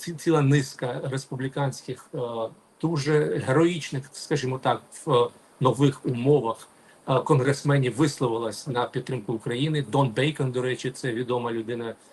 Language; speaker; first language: Ukrainian; non-native, local second language; Russian